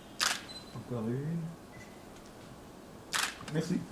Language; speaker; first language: French; native; French